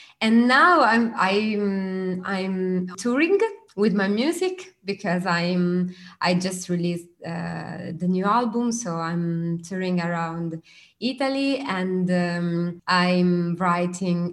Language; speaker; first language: English; non-native, fluent; Italian